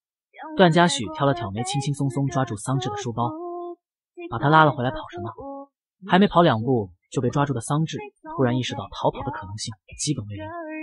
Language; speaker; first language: Chinese; native; Chinese